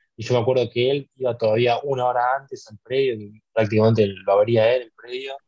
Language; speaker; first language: Spanish; native; Spanish